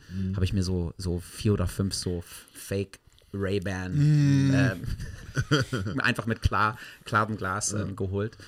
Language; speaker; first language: German; non-native, fluent; English